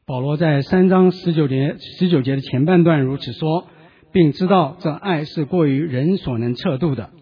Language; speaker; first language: Chinese; native; Chinese